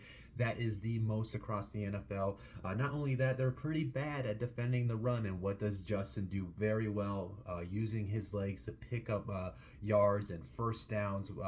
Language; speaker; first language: English; native; English